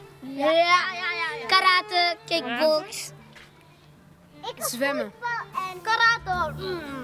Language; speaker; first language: Dutch; early bilingual, other home language; Arabic